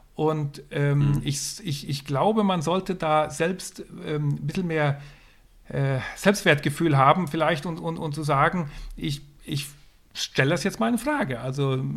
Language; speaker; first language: German; non-native, fluent; Swedish